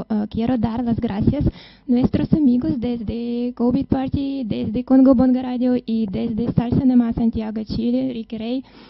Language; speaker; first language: Spanish; non-native, learner; Russian